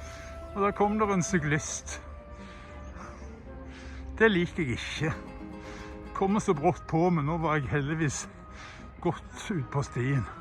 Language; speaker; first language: Norwegian; native; Norwegian